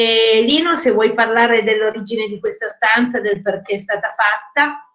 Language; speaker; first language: Italian; native; Italian